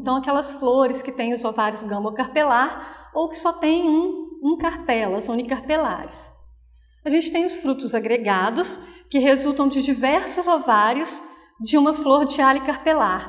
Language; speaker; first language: Portuguese; native; Portuguese